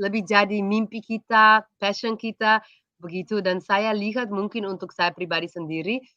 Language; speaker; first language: Indonesian; non-native, fluent; Slovenian